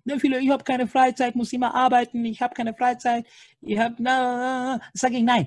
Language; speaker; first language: German; non-native, fluent; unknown